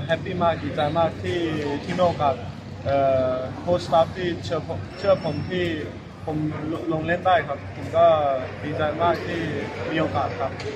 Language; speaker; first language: Thai; early bilingual, heritage; Thai